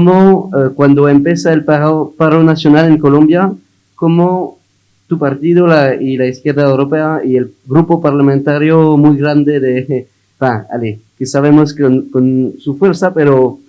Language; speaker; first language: Spanish; non-native, learner; French